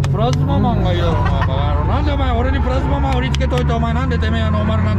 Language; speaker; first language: Japanese; native; Japanese